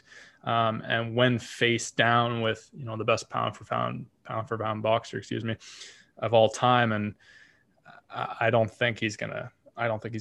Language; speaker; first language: English; native; English